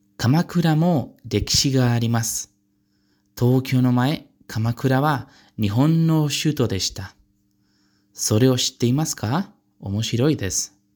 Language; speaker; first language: Japanese; non-native, learner; Spanish